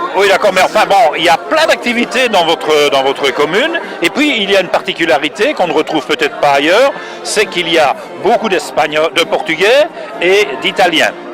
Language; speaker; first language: French; native; French